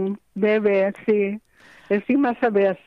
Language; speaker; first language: Catalan; non-native, local second language; Spanish